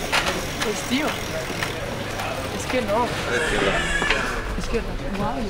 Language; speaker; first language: Spanish; non-native, fluent; Portuguese